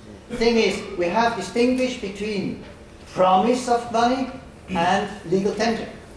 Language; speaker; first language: English; non-native, fluent; German